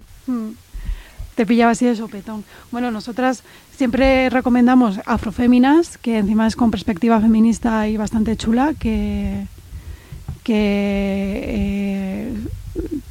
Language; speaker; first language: Spanish; native; Spanish